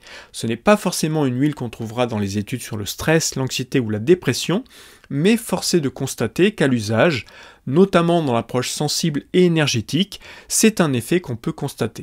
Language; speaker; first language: French; native; French